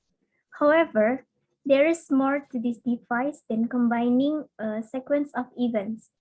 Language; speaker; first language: English; non-native, learner; Indonesian